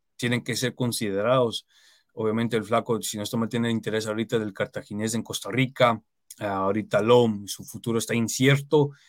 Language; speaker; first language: Spanish; early bilingual, heritage; Spanish